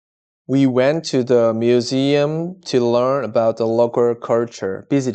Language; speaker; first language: English; non-native, learner; Korean